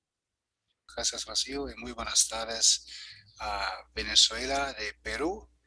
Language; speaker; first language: Spanish; non-native, fluent; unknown